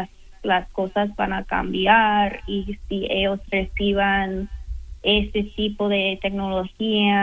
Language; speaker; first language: Spanish; non-native, fluent; English